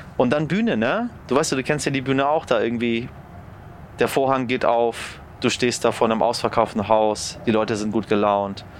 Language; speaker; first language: German; early bilingual, other home language; Persian